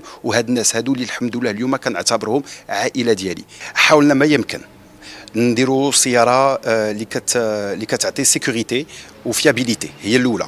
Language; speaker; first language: Arabic; native; Arabic